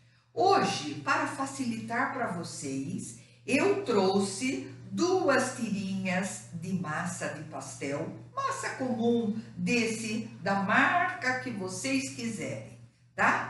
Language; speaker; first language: Portuguese; native; Portuguese